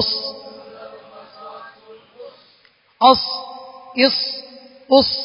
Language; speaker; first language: Arabic; non-native, learner; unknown